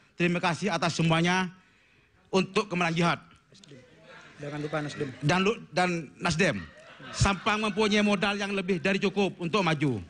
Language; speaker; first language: Indonesian; non-native, local second language; Madurese